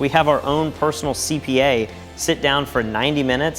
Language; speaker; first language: English; native; English